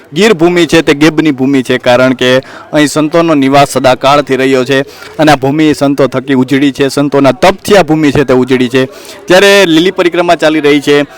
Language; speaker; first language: Gujarati; native; Gujarati